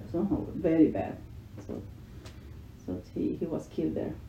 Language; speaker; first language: English; non-native, learner; Spanish